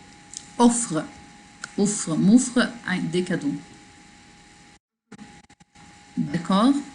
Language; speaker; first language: French; non-native, learner; Arabic